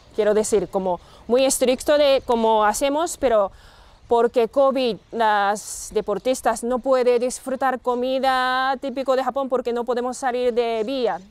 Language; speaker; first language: Spanish; non-native, learner; Japanese